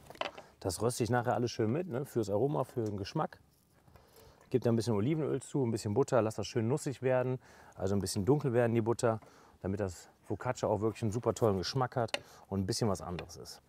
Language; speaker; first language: German; native; German